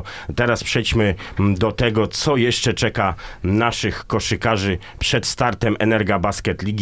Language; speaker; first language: Polish; native; Polish